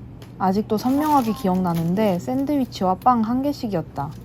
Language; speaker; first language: Korean; native; Korean